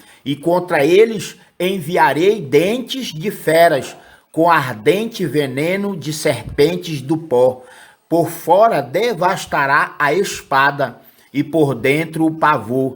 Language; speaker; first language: Portuguese; native; Portuguese